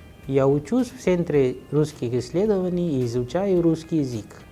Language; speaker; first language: Russian; non-native, fluent; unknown